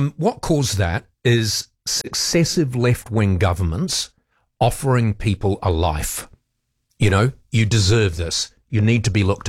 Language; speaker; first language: English; native; English